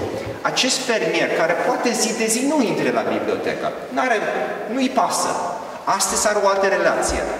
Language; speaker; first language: Romanian; early bilingual, heritage; Romanian